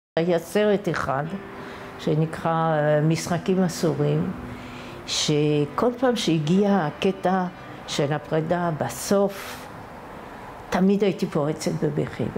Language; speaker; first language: Hebrew; non-native, fluent; French